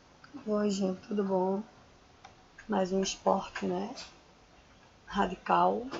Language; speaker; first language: Portuguese; native; Portuguese